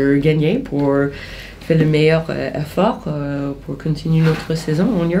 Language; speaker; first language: French; non-native, fluent; English